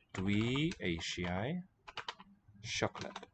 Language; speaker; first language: Welsh; non-native, learner; English